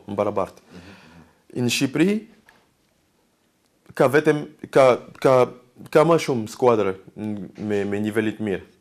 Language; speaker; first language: Albanian; non-native, learner; French